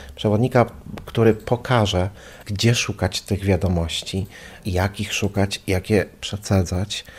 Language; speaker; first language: Polish; native; Polish